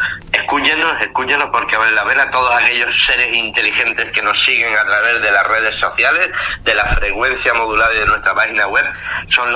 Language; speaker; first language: Spanish; native; Spanish